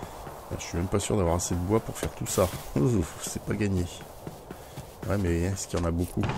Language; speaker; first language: French; native; French